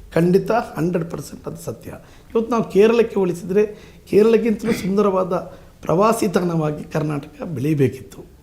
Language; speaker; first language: Kannada; non-native, local second language; Badaga